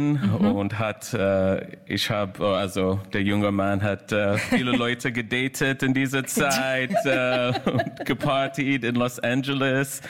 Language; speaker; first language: German; non-native, learner; English